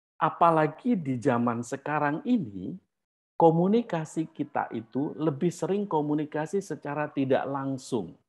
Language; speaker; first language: Indonesian; native; Indonesian